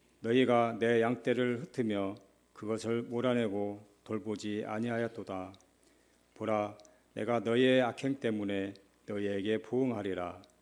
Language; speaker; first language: Korean; native; Korean